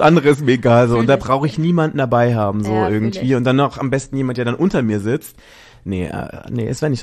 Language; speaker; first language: German; native; German